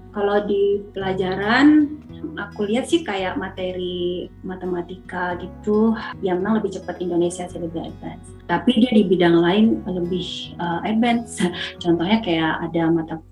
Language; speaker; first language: Indonesian; native; Indonesian